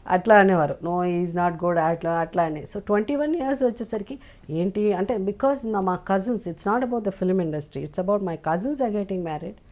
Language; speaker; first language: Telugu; native; Telugu